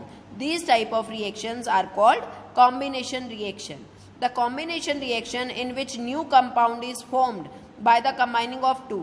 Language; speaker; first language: English; non-native, local second language; Hindi